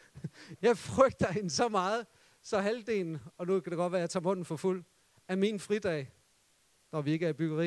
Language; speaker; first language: Danish; native; Danish